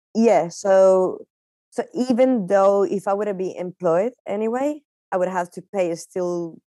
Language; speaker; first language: English; non-native, fluent; Spanish